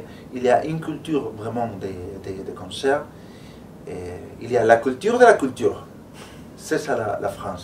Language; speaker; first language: French; non-native, fluent; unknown